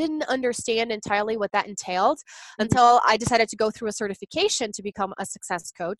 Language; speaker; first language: English; non-native, fluent; Portuguese